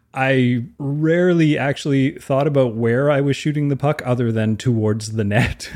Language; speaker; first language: English; native; English